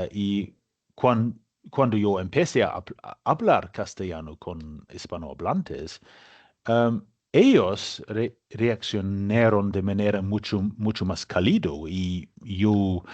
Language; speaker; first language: Spanish; non-native, learner; English